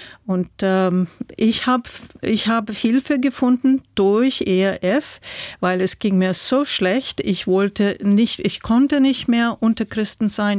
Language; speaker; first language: German; non-native, fluent; English